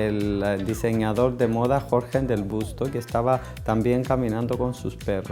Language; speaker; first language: Spanish; non-native, fluent; Greek